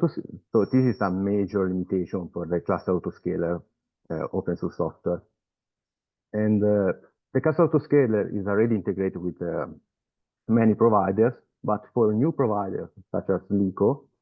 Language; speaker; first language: English; non-native, fluent; Italian